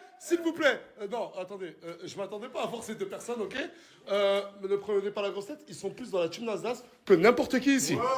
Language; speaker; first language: French; native; French